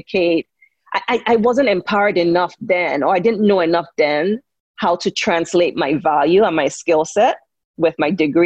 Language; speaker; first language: English; non-native, local second language; Yoruba